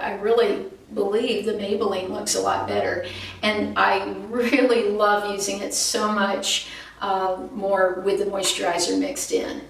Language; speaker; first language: English; native; English